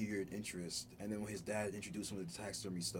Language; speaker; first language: English; early bilingual, other home language; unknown